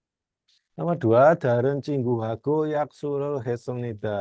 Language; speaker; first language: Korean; non-native, fluent; Indonesian